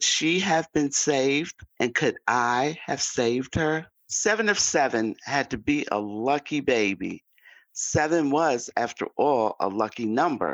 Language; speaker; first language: English; native; English